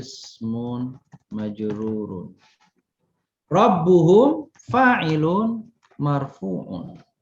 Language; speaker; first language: Arabic; non-native, fluent; Indonesian